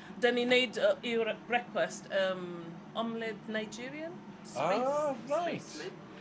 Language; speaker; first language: Welsh; non-native, learner; English